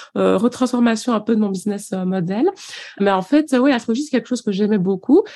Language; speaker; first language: French; native; French